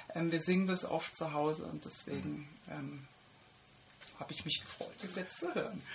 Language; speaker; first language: German; native; German